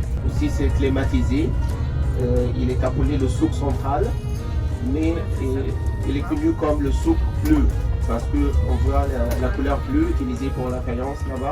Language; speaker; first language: French; non-native, fluent; Arabic